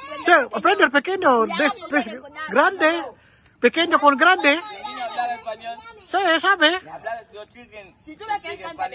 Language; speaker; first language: Spanish; non-native, learner; Filipino